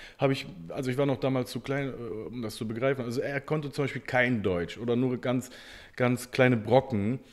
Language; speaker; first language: German; native; German